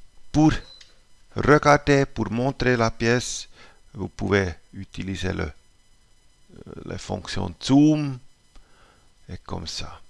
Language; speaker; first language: French; non-native, local second language; German